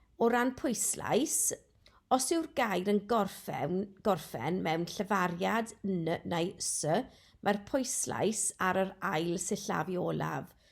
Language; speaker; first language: Welsh; non-native, local second language; English